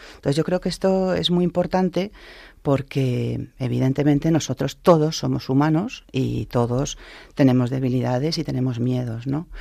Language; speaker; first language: Spanish; native; Spanish